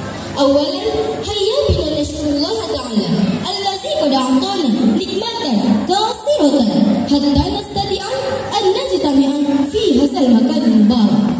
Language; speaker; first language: Arabic; non-native, learner; Indonesian